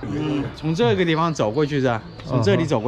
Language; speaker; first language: Chinese; native; Chinese